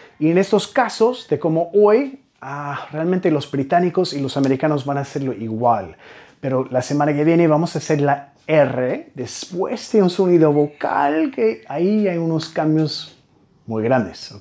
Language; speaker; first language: Spanish; non-native, fluent; English